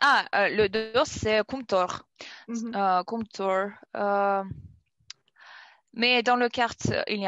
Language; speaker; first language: French; non-native, learner; Russian